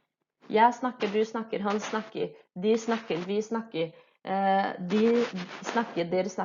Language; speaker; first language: Norwegian; non-native, fluent; Portuguese